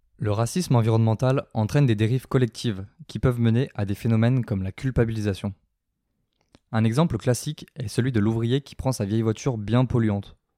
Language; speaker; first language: French; native; French